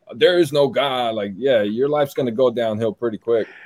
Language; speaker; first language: English; early bilingual, other home language; Portuguese